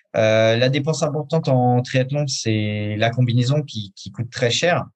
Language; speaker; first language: French; native; French